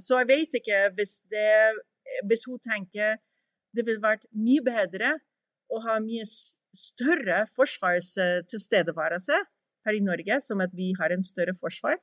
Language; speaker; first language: Norwegian; early bilingual, heritage; English